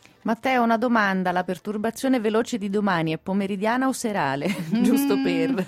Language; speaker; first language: Italian; native; Italian